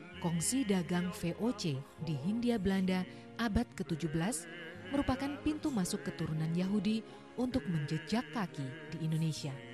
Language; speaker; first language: Indonesian; native; Indonesian